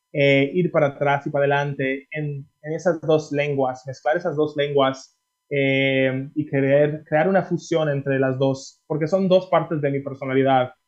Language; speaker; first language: Spanish; early bilingual, heritage; Spanish